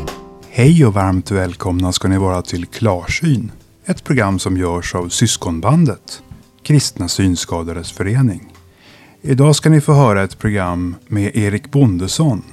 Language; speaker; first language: Swedish; native; Swedish